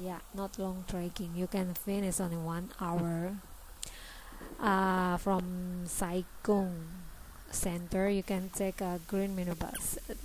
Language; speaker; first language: English; non-native, learner; Indonesian